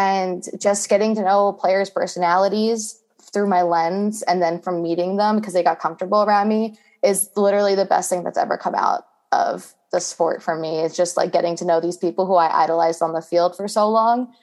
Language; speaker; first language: English; native; English